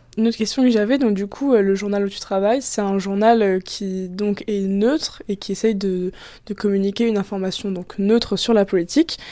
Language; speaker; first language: French; native; French